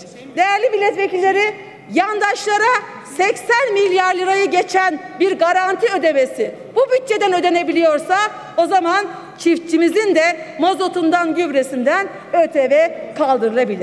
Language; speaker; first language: Turkish; native; Turkish